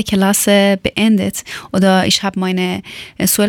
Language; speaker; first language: German; non-native, fluent; Persian